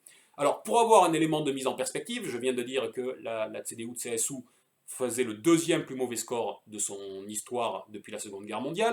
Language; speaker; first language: French; native; French